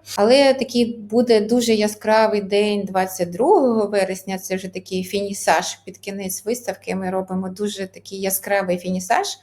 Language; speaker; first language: Ukrainian; native; Ukrainian